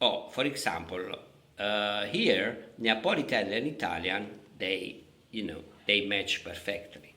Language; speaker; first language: English; non-native, fluent; Italian